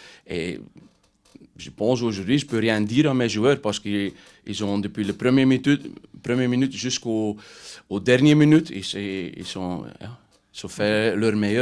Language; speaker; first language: French; non-native, learner; Dutch